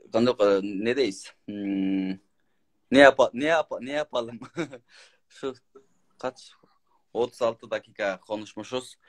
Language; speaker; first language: Turkish; non-native, learner; Kyrgyz